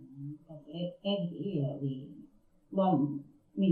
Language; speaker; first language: English; non-native, learner; Japanese